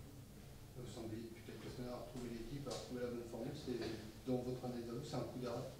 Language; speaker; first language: French; native; French